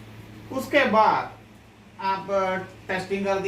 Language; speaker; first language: Hindi; non-native, local second language; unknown